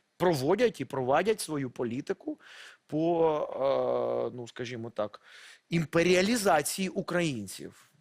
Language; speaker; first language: Ukrainian; non-native, local second language; Russian